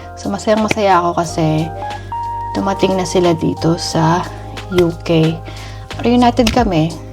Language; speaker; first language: Filipino; native; Filipino